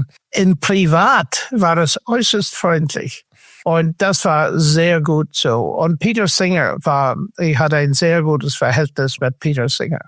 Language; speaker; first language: German; non-native, fluent; English